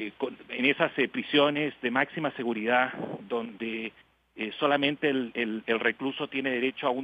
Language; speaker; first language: Spanish; native; Spanish